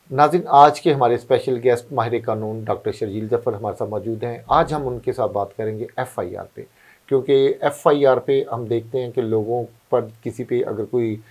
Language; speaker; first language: Urdu; non-native, local second language; Punjabi